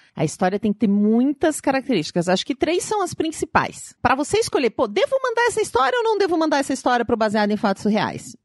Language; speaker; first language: Portuguese; native; Portuguese